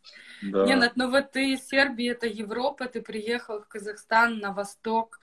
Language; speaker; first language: Russian; native; Russian